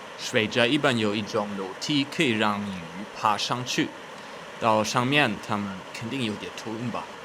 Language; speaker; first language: Chinese; non-native, fluent; German